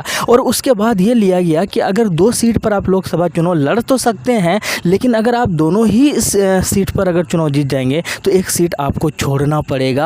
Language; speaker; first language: Hindi; native; Hindi